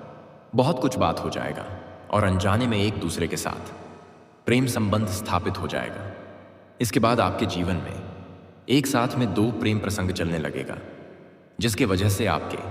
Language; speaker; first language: Hindi; native; Hindi